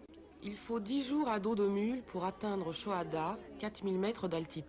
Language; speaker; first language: French; native; French